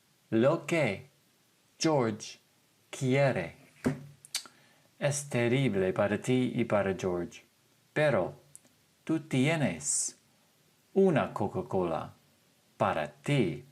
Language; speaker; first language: Spanish; non-native, fluent; English